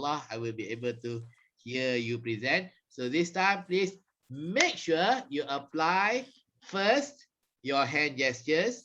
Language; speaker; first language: English; non-native, fluent; Malay